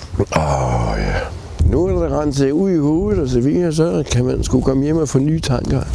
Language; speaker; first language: Danish; native; Danish